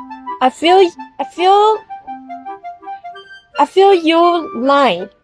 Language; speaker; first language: English; non-native, learner; Chinese